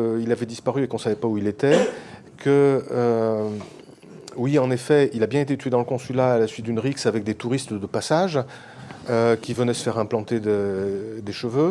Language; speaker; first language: French; native; French